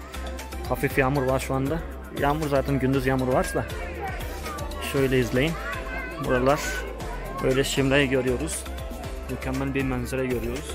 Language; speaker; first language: Turkish; non-native, fluent; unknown